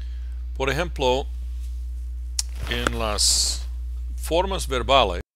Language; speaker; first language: Spanish; non-native, fluent; English